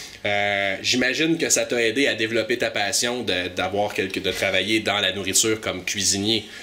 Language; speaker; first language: French; native; French